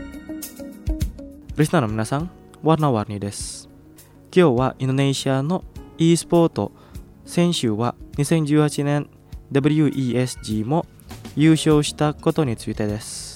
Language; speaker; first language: Japanese; non-native, fluent; Indonesian